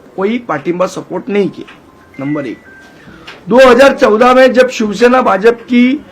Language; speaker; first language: Hindi; non-native, local second language; Marathi